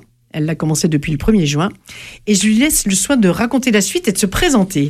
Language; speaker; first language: French; native; French